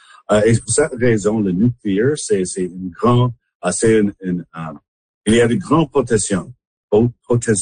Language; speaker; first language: French; non-native, local second language; English